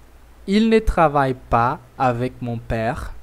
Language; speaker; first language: French; non-native, fluent; Portuguese